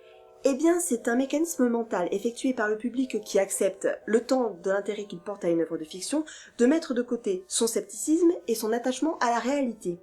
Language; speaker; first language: French; native; French